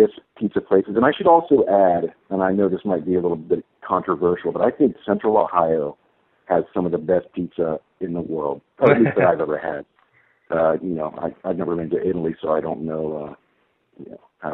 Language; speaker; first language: English; native; English